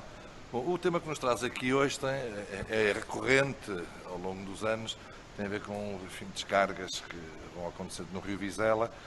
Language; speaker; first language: Portuguese; native; Portuguese